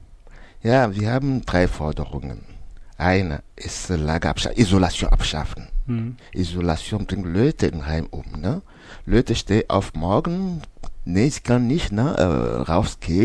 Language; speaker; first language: German; non-native, learner; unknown